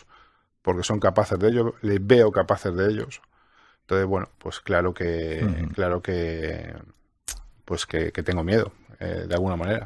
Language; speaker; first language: Spanish; native; Spanish